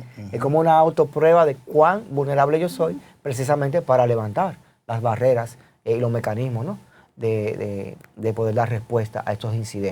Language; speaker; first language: Spanish; native; Spanish